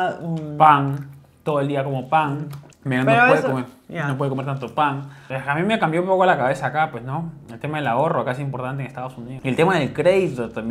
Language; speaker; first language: Spanish; native; Spanish